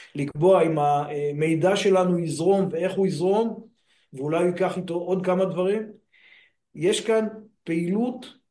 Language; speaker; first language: Hebrew; native; Hebrew